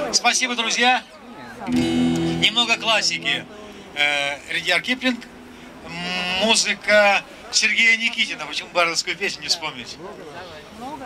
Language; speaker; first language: Russian; native; Russian